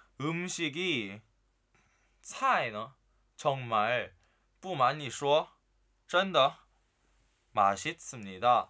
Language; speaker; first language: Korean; non-native, fluent; Chinese